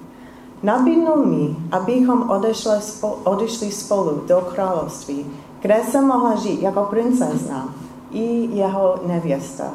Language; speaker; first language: Czech; non-native, fluent; English